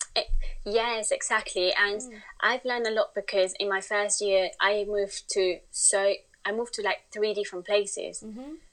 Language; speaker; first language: English; non-native, fluent; Spanish